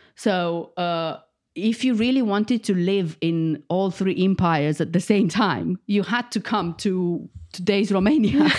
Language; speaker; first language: English; non-native, fluent; Romanian